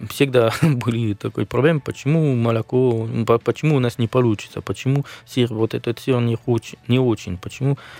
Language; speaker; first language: Russian; non-native, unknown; French